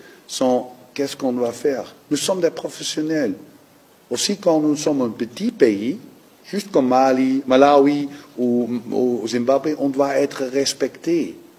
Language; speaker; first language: French; non-native, learner; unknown